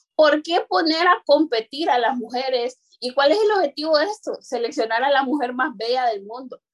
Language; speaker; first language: Spanish; non-native, local second language; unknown